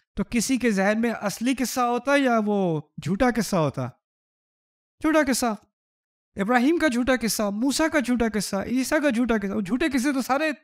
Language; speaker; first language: Urdu; native; Urdu